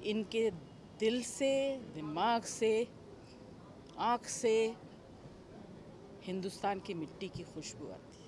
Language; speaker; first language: Hindi; native; Hindi